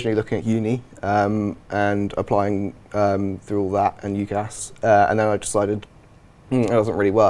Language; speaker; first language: English; native; English